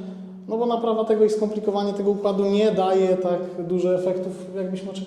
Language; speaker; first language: Polish; native; Polish